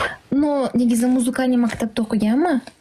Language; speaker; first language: Kazakh; non-native, learner; Uzbek